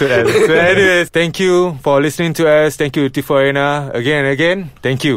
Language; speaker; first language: English; non-native, local second language; Malay